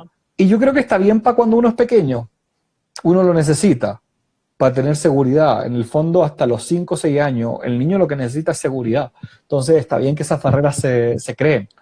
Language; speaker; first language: Spanish; native; Spanish